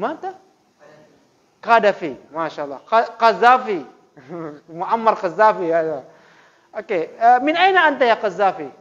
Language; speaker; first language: Arabic; non-native, fluent; Indonesian